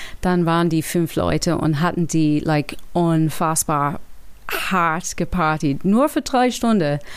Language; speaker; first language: German; non-native, learner; English